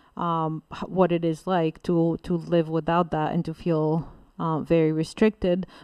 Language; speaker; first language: English; non-native, fluent; Bulgarian